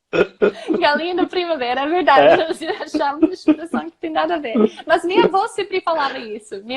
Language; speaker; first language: Portuguese; non-native, fluent; English